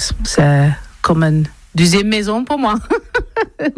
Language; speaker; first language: French; non-native, learner; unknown